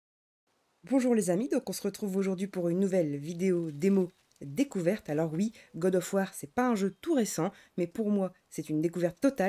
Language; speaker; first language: French; native; French